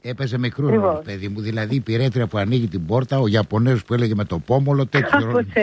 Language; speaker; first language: Greek; native; Greek